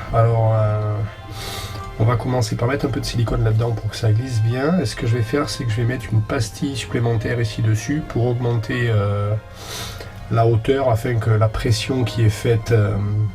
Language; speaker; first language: French; native; French